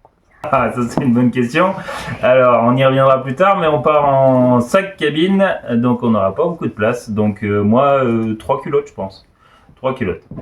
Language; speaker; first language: French; native; French